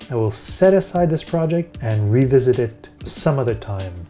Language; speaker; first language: English; native; English